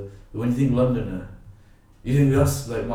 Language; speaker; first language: English; native; English